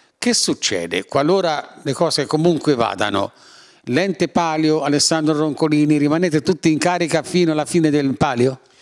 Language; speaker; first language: Italian; native; Italian